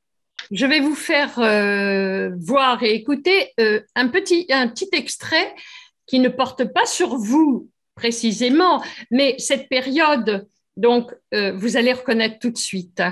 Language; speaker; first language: French; native; French